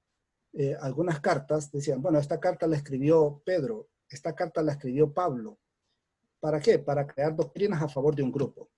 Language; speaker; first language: Spanish; native; Spanish